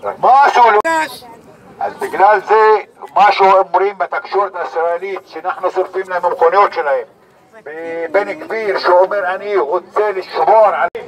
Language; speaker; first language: Hebrew; non-native, local second language; Arabic